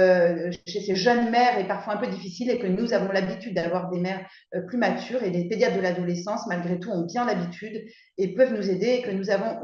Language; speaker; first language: French; native; French